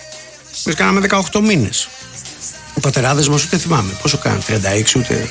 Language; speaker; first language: Greek; native; Greek